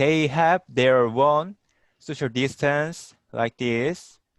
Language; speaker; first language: English; non-native, learner; Korean